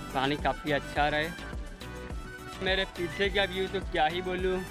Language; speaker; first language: Hindi; non-native, local second language; Gujarati